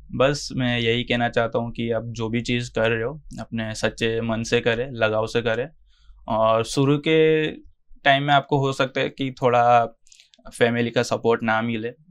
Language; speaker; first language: Hindi; non-native, local second language; Gujarati